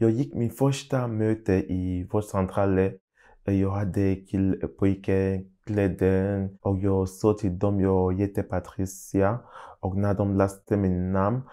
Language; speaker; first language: Swedish; non-native, learner; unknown